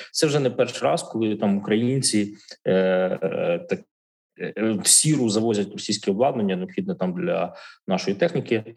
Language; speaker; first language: Ukrainian; native; Ukrainian